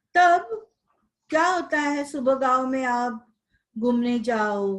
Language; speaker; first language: Hindi; non-native, local second language; Marathi